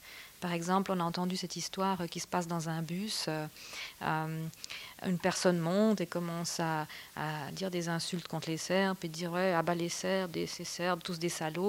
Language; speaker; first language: French; native; French